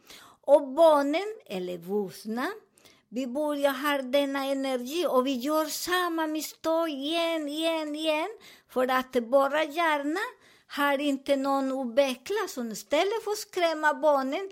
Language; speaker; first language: Swedish; non-native, learner; Spanish